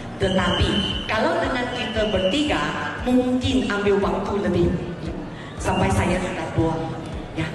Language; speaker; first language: Malay; non-native, local second language; Chinese